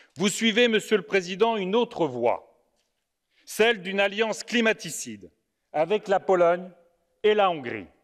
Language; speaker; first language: French; native; French